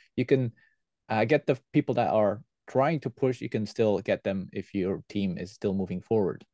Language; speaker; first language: English; non-native, fluent; Dutch